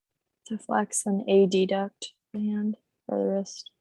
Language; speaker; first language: English; native; English